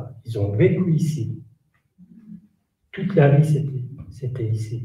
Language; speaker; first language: French; non-native, learner; Kurdish